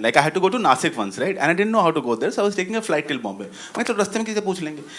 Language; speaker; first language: English; non-native, local second language; Hindi